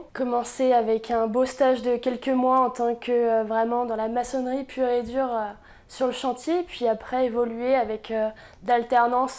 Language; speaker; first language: French; native; French